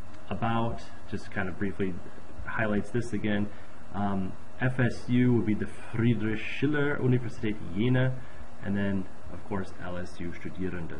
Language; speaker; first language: English; native; English